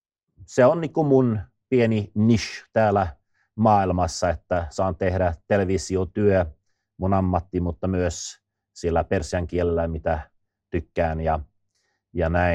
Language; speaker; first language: Finnish; non-native, fluent; Swedish